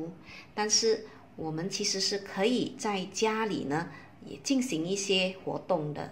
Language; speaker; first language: Chinese; native; Chinese